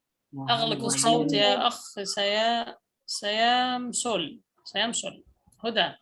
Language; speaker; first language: Arabic; native; Arabic